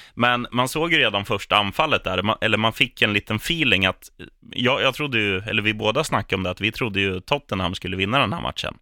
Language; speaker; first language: Swedish; native; Swedish